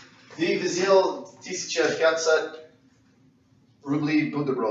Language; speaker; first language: Russian; non-native, learner; English